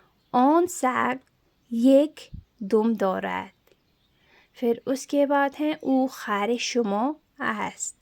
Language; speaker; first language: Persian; non-native, learner; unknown